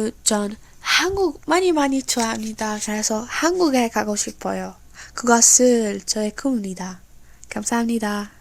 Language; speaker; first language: Korean; non-native, learner; Arabic